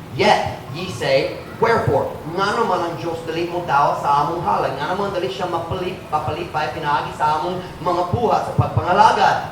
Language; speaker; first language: Cebuano; non-native, learner; English